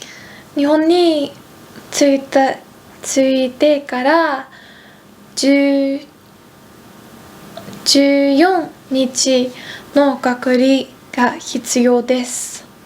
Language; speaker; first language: Japanese; non-native, fluent; Dutch